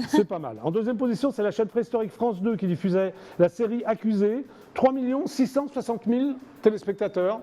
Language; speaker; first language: French; native; French